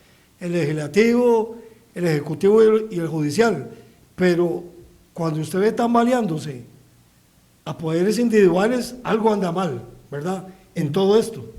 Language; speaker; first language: Spanish; native; Spanish